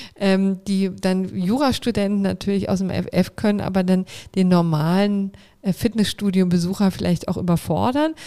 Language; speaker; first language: German; native; German